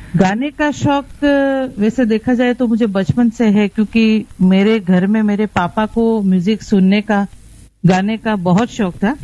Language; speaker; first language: Hindi; non-native, local second language; Gujarati